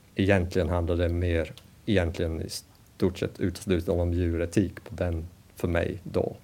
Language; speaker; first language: Swedish; non-native, fluent; English